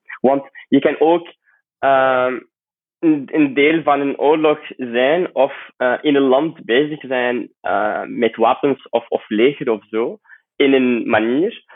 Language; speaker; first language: Dutch; non-native, fluent; Arabic